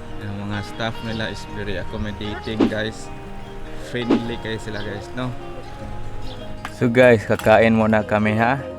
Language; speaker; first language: Filipino; non-native, local second language; Cebuano